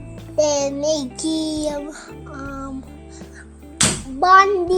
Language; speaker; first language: English; non-native, local second language; Jamaican Creole English